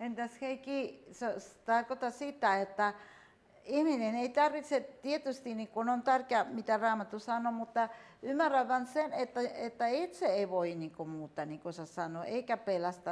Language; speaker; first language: Finnish; non-native, fluent; Spanish